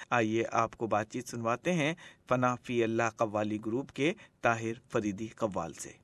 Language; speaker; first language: Urdu; native; Urdu